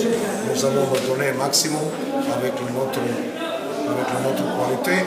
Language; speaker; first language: French; non-native, learner; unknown